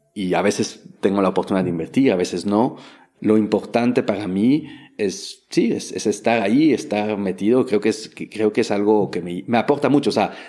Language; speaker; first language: Spanish; non-native, fluent; French